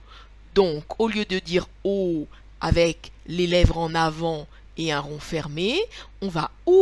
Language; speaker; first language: French; native; French